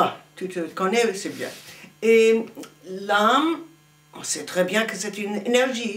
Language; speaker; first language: French; non-native, fluent; German